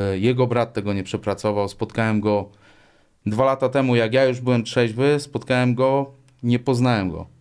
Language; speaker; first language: Polish; native; Polish